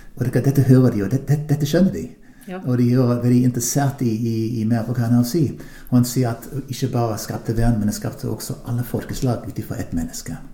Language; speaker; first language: Norwegian; non-native, fluent; English